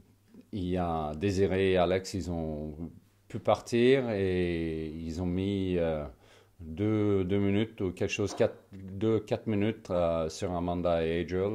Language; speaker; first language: French; non-native, fluent; Swedish